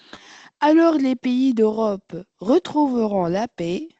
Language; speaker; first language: French; non-native, learner; Arabic